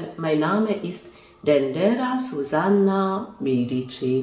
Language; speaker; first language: German; non-native, fluent; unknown